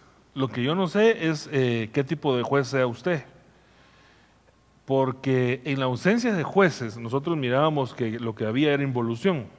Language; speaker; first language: Spanish; native; Spanish